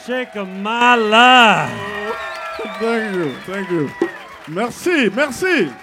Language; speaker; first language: English; non-native, learner; Bambara